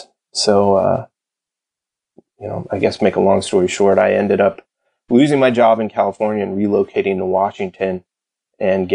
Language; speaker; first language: English; native; English